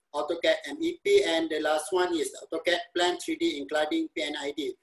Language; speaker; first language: English; non-native, local second language; Malay